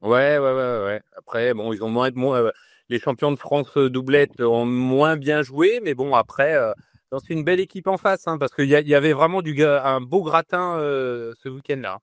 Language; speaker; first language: French; native; French